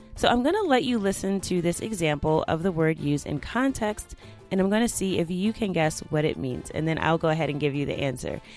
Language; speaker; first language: English; native; English